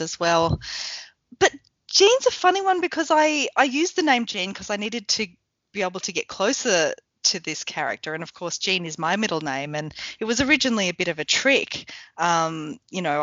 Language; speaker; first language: English; native; English